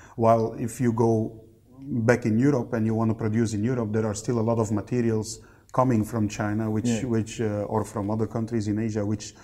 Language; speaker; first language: English; non-native, fluent; Dutch